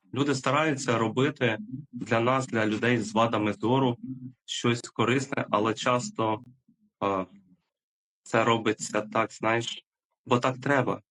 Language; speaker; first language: Ukrainian; native; Ukrainian